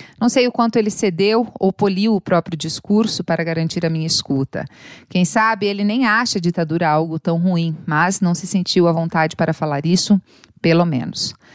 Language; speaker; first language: Portuguese; native; Portuguese